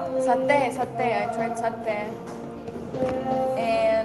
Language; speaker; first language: English; non-native, fluent; Turkish